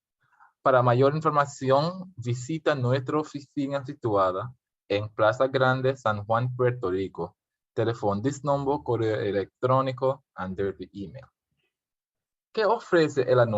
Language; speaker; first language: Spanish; non-native, fluent; English